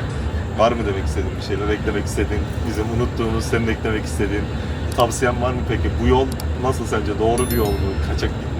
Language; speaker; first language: Turkish; native; Turkish